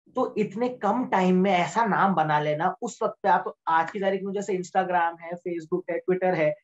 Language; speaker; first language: Hindi; native; Hindi